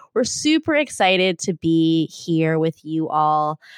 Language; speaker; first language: English; native; English